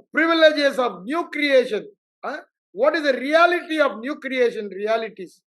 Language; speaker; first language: English; non-native, local second language; Tamil